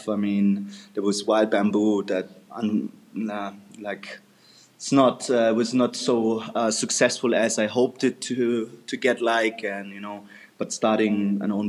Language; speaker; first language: English; non-native, fluent; German